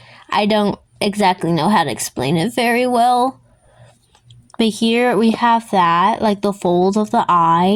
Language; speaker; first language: English; native; English